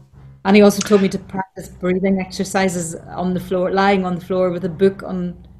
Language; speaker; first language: English; native; English